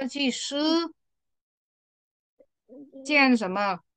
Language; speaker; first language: Chinese; non-native, fluent; Vietnamese